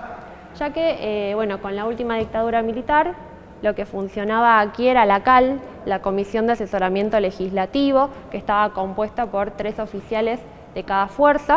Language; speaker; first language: Spanish; native; Spanish